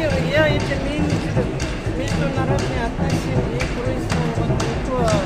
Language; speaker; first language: Russian; non-native, learner; Mongolian